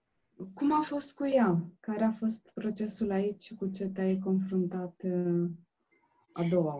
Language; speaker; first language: Romanian; native; Romanian